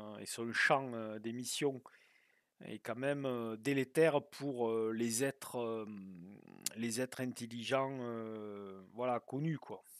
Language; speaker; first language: French; native; French